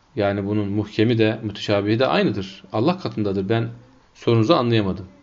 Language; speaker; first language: Turkish; non-native, fluent; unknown